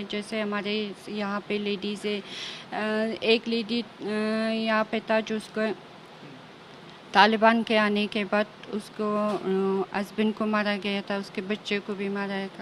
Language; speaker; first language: Hindi; non-native, fluent; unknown